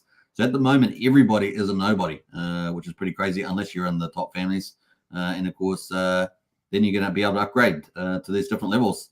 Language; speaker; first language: English; native; English